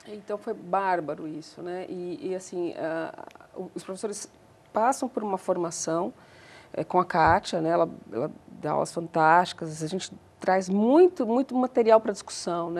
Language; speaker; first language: Portuguese; native; Portuguese